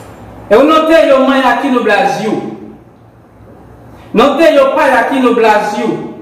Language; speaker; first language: Portuguese; non-native, fluent; Haitian Creole